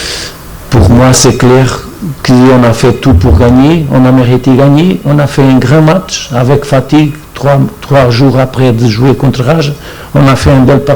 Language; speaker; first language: French; non-native, fluent; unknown